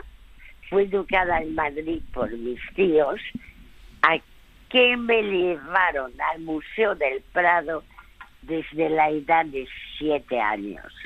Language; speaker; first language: Spanish; early bilingual, other home language; French